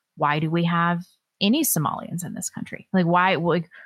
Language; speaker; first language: English; native; English